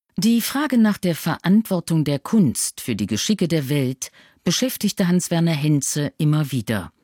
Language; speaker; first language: German; native; German